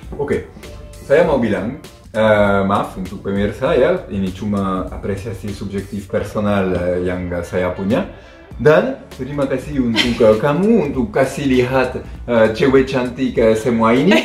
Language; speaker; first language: Indonesian; non-native, fluent; French